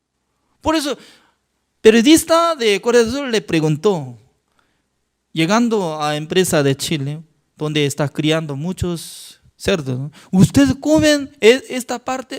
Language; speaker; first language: Spanish; non-native, fluent; Korean